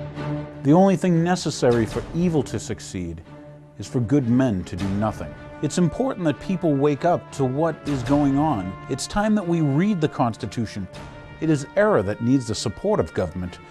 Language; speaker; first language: English; native; English